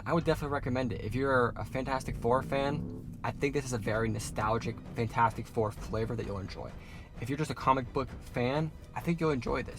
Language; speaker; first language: English; native; English